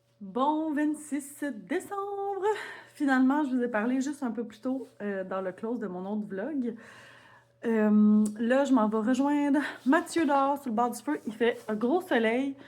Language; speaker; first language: French; native; French